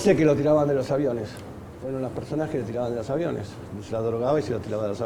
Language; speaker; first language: Spanish; native; Spanish